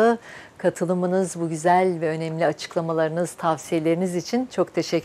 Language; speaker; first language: Turkish; native; Turkish